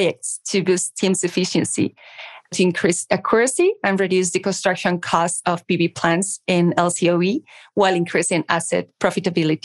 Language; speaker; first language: English; non-native, fluent; Spanish